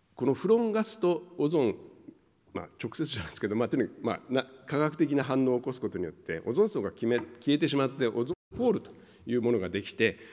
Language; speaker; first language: Japanese; native; Japanese